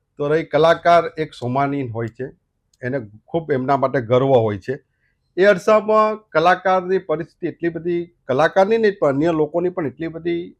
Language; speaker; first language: Gujarati; native; Gujarati